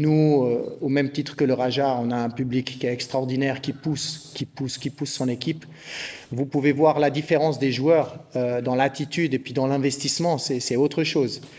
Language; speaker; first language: French; native; French